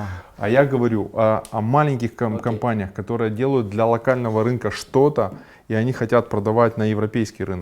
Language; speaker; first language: Russian; native; Russian